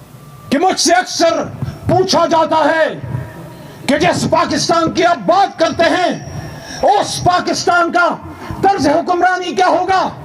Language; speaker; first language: Urdu; native; Urdu